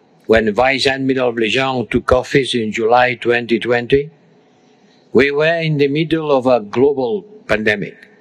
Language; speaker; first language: English; non-native, fluent; Spanish